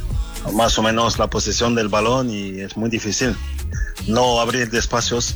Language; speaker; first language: Spanish; non-native, fluent; French